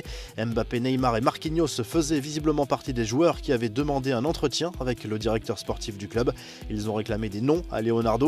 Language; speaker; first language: French; native; French